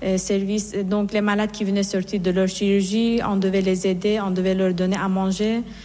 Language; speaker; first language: French; non-native, fluent; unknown